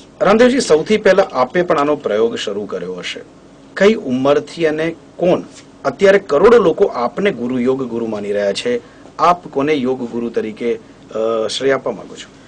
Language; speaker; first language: Gujarati; native; Gujarati